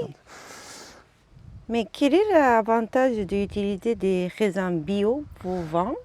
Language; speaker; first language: French; non-native, learner; Japanese